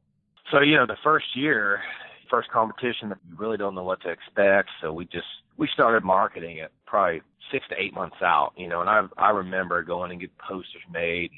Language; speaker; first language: English; native; English